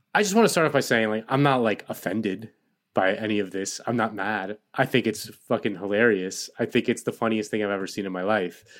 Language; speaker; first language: English; early bilingual, other home language; Spanish